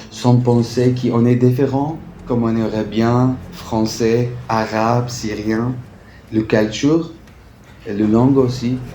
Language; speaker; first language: French; non-native, fluent; Arabic